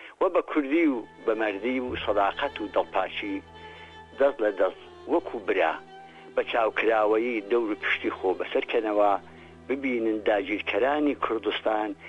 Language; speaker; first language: Central Kurdish; native; Central Kurdish